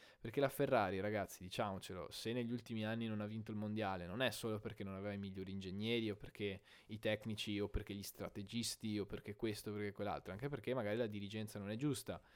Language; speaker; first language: Italian; native; Italian